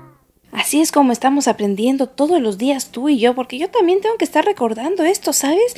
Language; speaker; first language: Spanish; native; Spanish